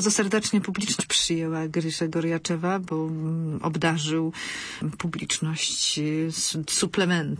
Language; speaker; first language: Polish; native; Polish